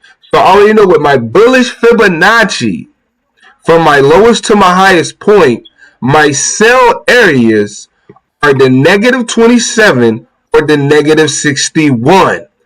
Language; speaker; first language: English; native; English